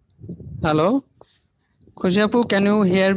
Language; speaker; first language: English; non-native, learner; Bangla